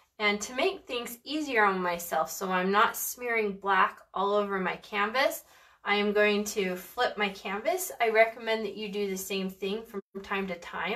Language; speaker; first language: English; early bilingual, other home language; Spanish